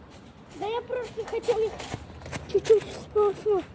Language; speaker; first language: Russian; native; Russian